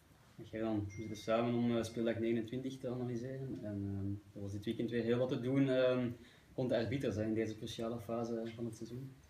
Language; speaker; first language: Dutch; native; Dutch